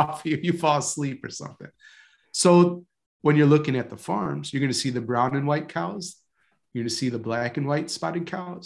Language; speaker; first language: English; native; English